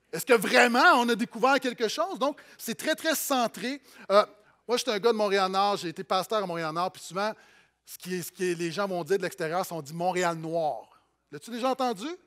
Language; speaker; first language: French; native; French